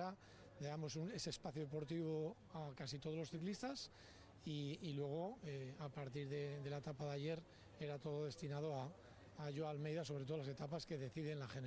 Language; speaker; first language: Spanish; native; Spanish